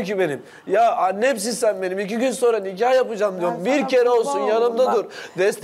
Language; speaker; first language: Turkish; native; Turkish